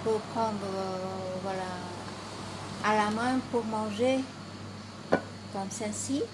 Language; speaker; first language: French; non-native, fluent; Vietnamese